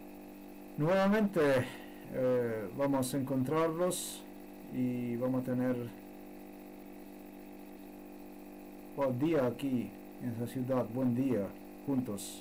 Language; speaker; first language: Spanish; non-native, learner; Slovenian